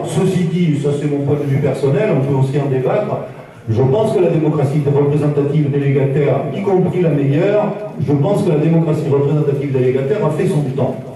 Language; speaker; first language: French; native; French